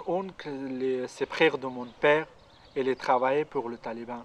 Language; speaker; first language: French; non-native, learner; Pashto